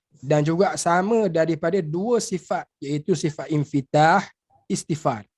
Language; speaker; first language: Malay; native; Malay